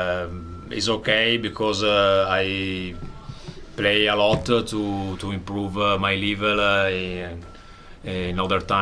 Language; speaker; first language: English; non-native, learner; Italian